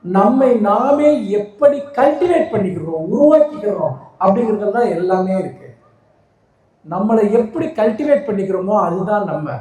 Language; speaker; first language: Tamil; native; Tamil